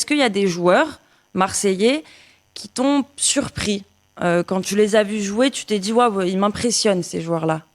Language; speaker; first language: French; native; French